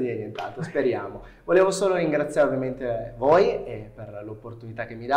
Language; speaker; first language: Italian; native; Italian